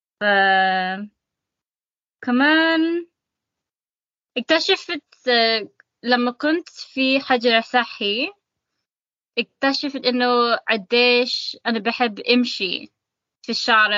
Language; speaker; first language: Arabic; non-native, learner; English